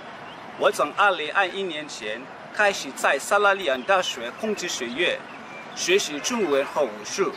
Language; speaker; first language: Chinese; non-native, learner; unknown